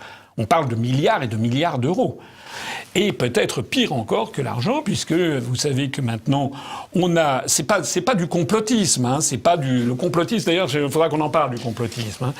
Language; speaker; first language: French; native; French